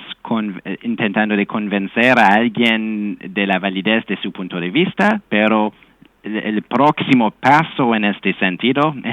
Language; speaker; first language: Spanish; non-native, fluent; English